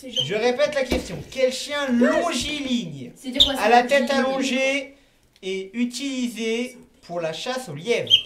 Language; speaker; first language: French; native; French